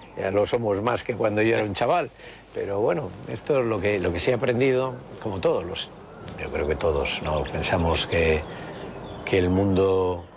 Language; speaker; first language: Spanish; native; Spanish